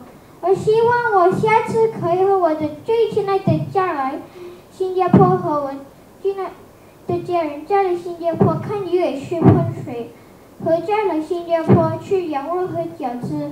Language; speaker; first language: Chinese; non-native, learner; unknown